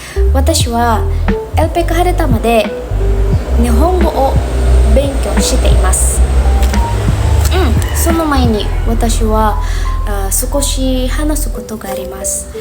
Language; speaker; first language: Japanese; non-native, learner; Indonesian